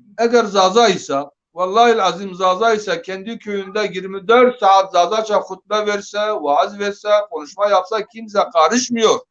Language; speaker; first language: Turkish; non-native, local second language; Zaza